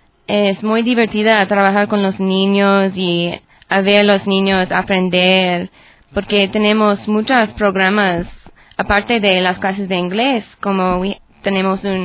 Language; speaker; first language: Spanish; non-native, learner; English